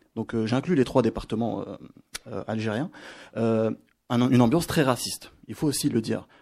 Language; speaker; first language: French; non-native, local second language; Arabic